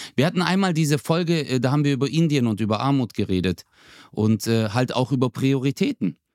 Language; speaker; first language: German; early bilingual, other home language; Turkish